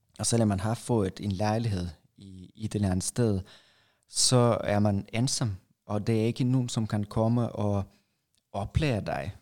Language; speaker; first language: Danish; non-native, fluent; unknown